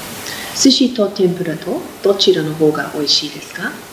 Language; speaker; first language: Japanese; non-native, fluent; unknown